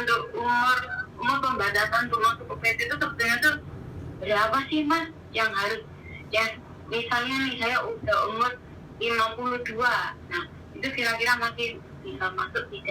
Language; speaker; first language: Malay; non-native, local second language; Javanese